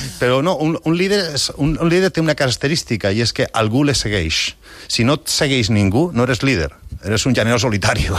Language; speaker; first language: Catalan; non-native, local second language; Spanish